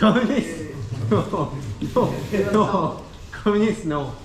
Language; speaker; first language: English; non-native, learner; Korean